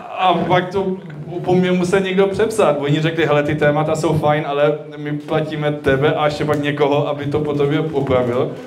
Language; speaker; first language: Czech; early bilingual, heritage; Czech